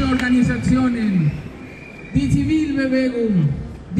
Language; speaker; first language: German; non-native, fluent; Spanish